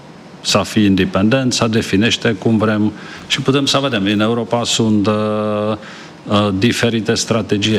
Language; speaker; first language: Romanian; non-native, fluent; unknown